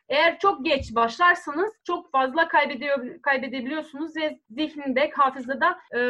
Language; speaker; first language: Turkish; non-native, fluent; Serbian